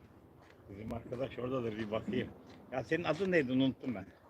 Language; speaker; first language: Turkish; native; Turkish